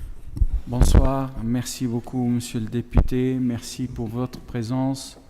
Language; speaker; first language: French; non-native, fluent; Arabic